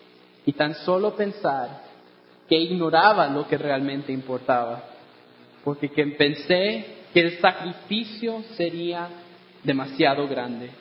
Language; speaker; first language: Spanish; non-native, fluent; English